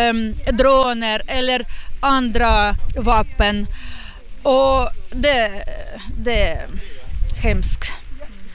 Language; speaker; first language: Swedish; non-native, learner; Ukrainian